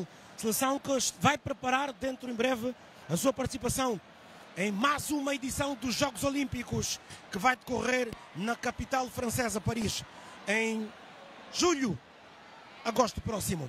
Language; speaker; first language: Portuguese; native; Portuguese